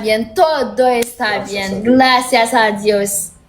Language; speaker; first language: Spanish; non-native, learner; Haitian Creole